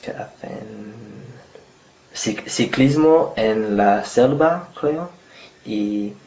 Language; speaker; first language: Spanish; non-native, fluent; English